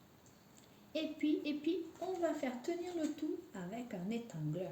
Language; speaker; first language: French; native; French